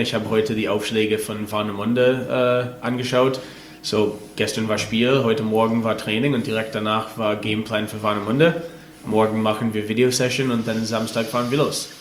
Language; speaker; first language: German; non-native, fluent; English